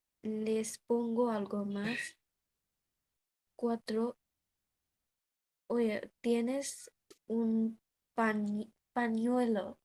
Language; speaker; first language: Spanish; non-native, learner; Bangla